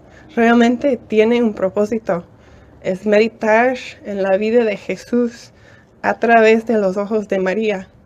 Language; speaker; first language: Spanish; non-native, fluent; English